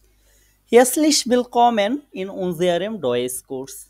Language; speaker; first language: German; non-native, fluent; Bangla